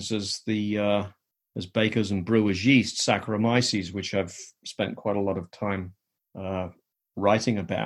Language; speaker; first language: English; native; English